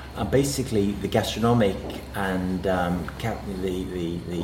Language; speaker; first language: English; native; English